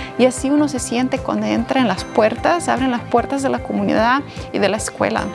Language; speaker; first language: Spanish; non-native, fluent; Portuguese